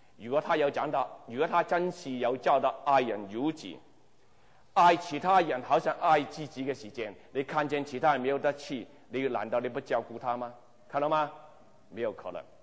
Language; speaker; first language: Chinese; non-native, local second language; Cantonese